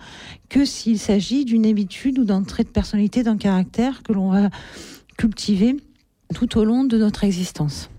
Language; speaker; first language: French; native; French